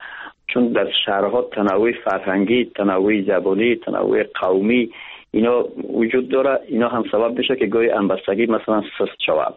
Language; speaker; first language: Persian; native; Persian